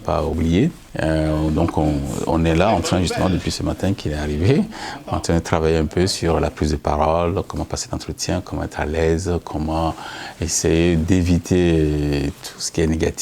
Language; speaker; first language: French; native; French